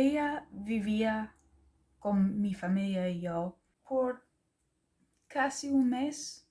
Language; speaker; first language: Spanish; non-native, learner; English